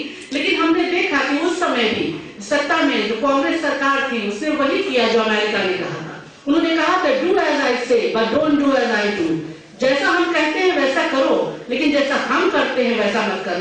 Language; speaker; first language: Hindi; native; Hindi